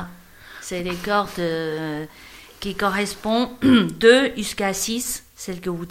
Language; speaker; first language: French; non-native, learner; Chinese